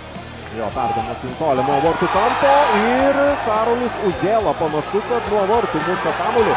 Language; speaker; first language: Lithuanian; native; Lithuanian